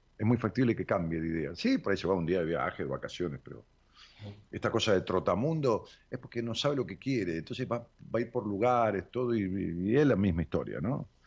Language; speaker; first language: Spanish; native; Spanish